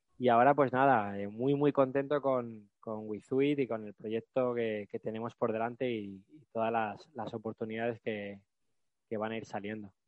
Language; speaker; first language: Spanish; native; Spanish